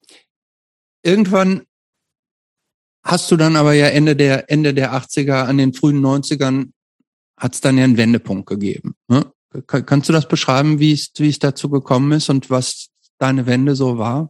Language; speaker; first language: German; native; German